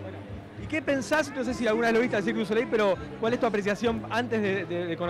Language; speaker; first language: Spanish; native; Spanish